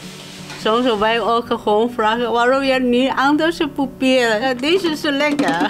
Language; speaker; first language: Dutch; non-native, local second language; Chinese